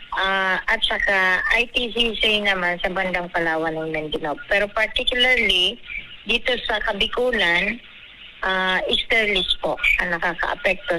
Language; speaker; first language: Filipino; non-native, local second language; Bikol